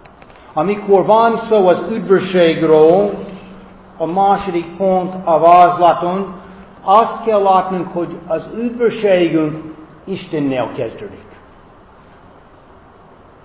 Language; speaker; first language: Hungarian; non-native, fluent; English